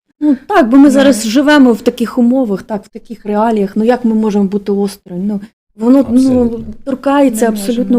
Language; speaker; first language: Ukrainian; native; Ukrainian